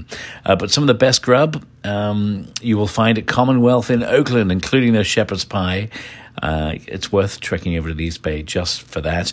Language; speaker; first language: English; native; English